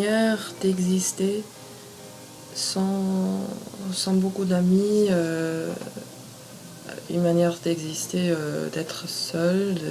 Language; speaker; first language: French; non-native, fluent; English